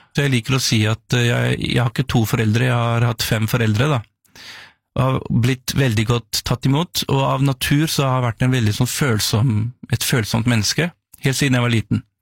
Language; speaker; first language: Norwegian; early bilingual, other home language; Urdu